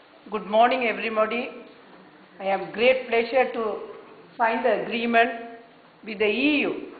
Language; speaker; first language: English; non-native, local second language; Tamil